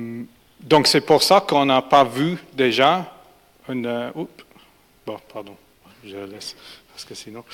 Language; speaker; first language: French; non-native, fluent; English